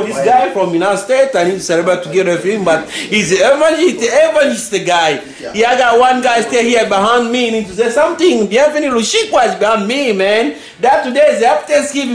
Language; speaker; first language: English; non-native, learner; Lingala